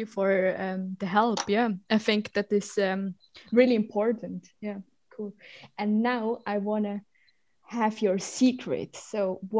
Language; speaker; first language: English; non-native, learner; Swiss German